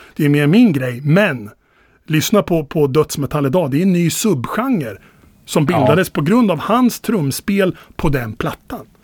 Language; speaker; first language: Swedish; native; Swedish